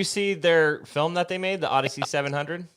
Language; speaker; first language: English; native; English